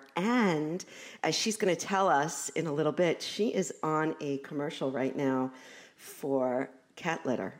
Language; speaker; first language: English; native; English